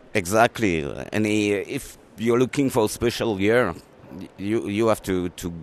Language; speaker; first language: English; non-native, learner; French